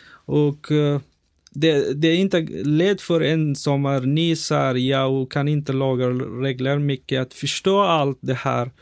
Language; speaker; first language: Swedish; non-native, fluent; Persian